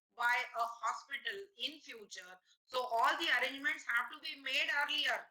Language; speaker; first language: English; non-native, local second language; Marathi